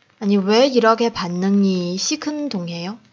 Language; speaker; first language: Korean; non-native, fluent; Chinese